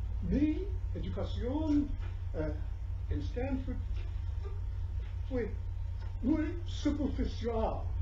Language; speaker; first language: Spanish; non-native, learner; English